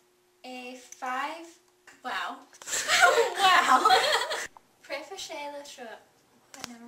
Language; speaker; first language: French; non-native, learner; English